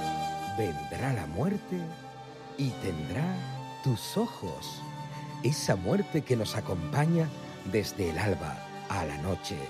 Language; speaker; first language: Spanish; native; Spanish